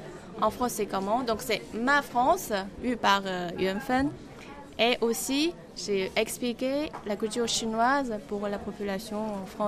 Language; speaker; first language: French; non-native, learner; Chinese